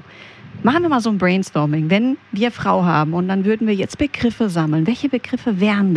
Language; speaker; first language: German; native; German